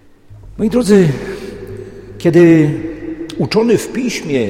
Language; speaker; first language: Polish; native; Polish